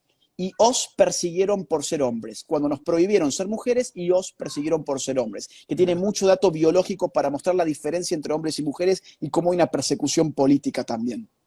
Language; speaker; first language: Spanish; native; Spanish